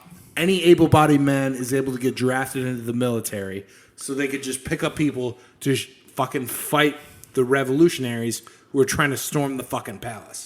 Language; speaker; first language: English; native; English